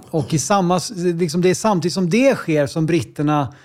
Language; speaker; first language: Swedish; native; Swedish